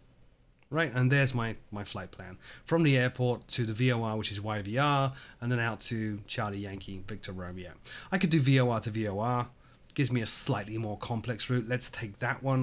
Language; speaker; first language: English; native; English